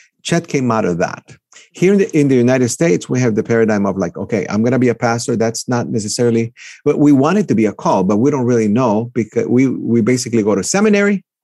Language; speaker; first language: English; early bilingual, other home language; Spanish